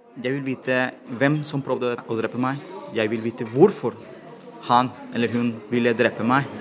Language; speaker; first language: Norwegian; non-native, fluent; Spanish